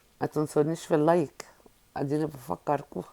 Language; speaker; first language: Arabic; native; Arabic